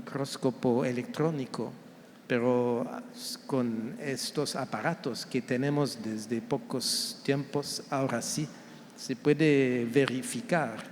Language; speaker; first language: Spanish; non-native, fluent; French